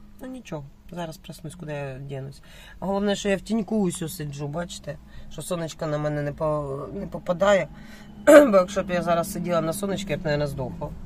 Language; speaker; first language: Ukrainian; non-native, local second language; Russian